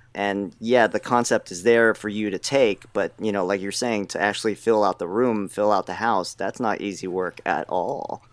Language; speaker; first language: English; native; English